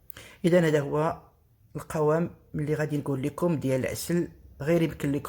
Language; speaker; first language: Arabic; native; Arabic